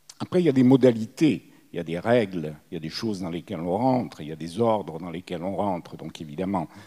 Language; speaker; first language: French; early bilingual, other home language; Italian